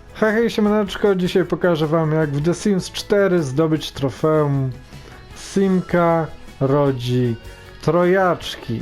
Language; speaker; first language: Polish; native; Polish